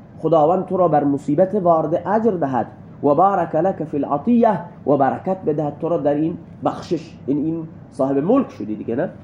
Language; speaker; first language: Persian; non-native, local second language; Baluchi